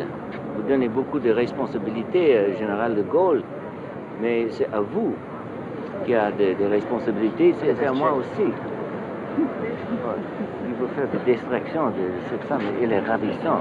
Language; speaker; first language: French; non-native, fluent; English